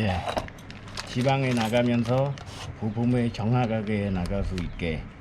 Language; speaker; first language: Korean; non-native, learner; Khmer